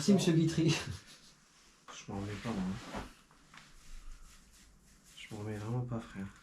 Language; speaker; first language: French; native; French